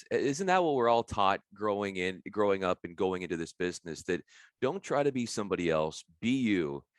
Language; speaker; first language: English; native; English